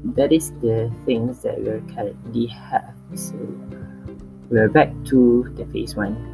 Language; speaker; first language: English; non-native, local second language; Malay